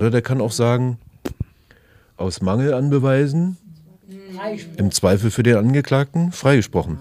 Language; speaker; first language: German; native; German